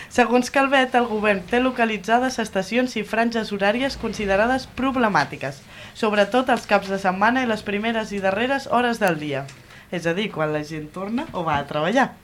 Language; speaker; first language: Catalan; native; Catalan